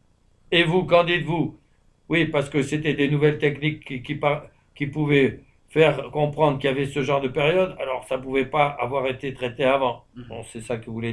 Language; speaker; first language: French; native; French